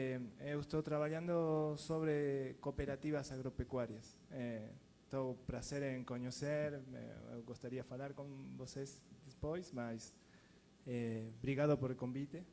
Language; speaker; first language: Portuguese; non-native, learner; Spanish